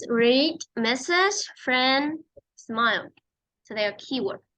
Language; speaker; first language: English; non-native, fluent; Vietnamese